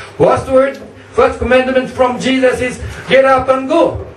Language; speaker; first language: English; non-native, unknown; Japanese